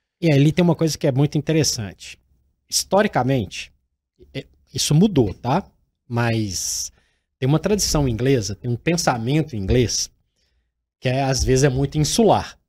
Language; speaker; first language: Portuguese; native; Portuguese